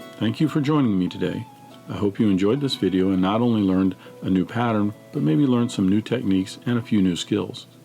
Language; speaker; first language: English; native; English